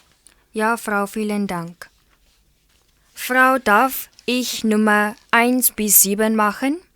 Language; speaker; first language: German; non-native, learner; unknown